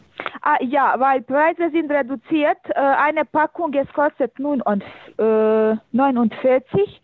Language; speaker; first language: German; non-native, learner; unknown